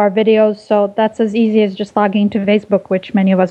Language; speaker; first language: English; early bilingual, other home language; Russian